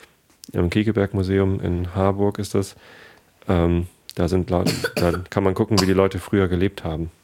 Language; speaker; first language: German; native; German